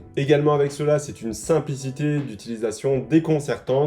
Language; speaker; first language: French; native; French